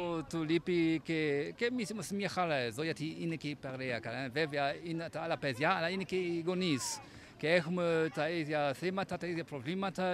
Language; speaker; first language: Greek; non-native, fluent; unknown